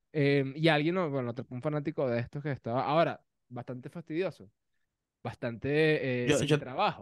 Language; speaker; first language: Spanish; native; Spanish